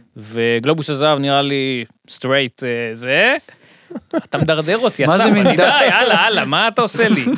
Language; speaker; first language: Hebrew; native; Hebrew